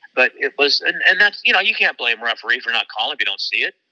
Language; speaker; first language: English; native; English